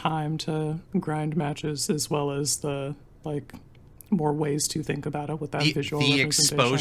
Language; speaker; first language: English; native; English